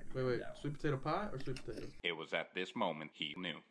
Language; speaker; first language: English; native; English